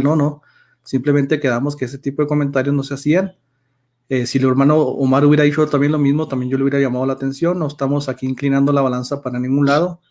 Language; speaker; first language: Spanish; native; Spanish